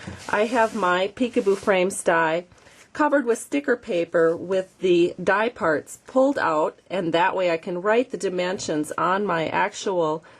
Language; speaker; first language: English; native; English